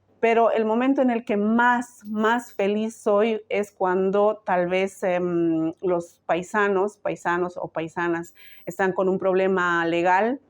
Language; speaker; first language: Spanish; native; Spanish